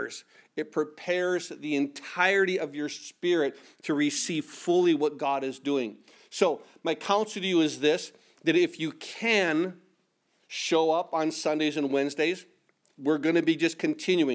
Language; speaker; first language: English; native; English